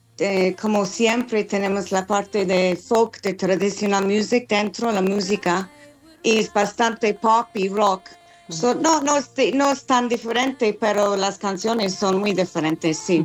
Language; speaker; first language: Spanish; non-native, fluent; English